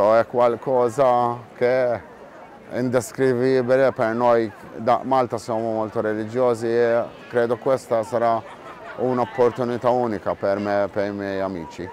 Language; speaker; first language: Italian; non-native, fluent; Maltese